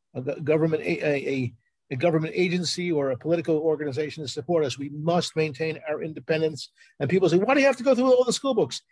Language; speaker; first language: English; native; English